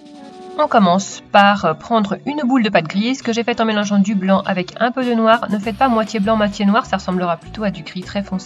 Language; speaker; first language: French; native; French